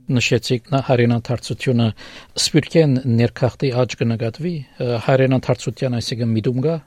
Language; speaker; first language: Armenian; early bilingual, heritage; Armenian